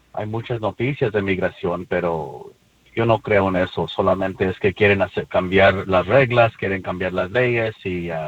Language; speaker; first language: Spanish; early bilingual, heritage; Spanish